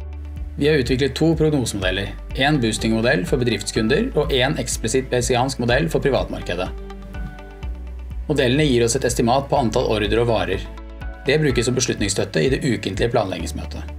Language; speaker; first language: Norwegian; native; Norwegian